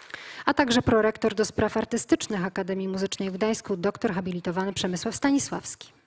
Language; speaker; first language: Polish; native; Polish